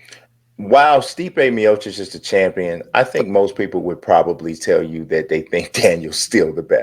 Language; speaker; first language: English; native; English